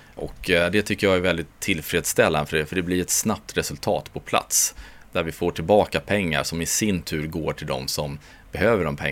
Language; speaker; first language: Swedish; native; Swedish